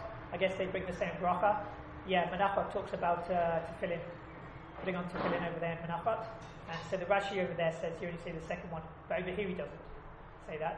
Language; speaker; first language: English; native; English